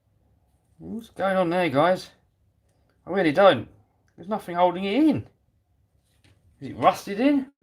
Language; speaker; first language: English; native; English